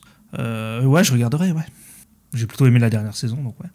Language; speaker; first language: French; native; French